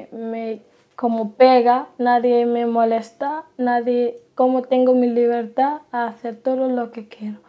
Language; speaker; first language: Spanish; non-native, learner; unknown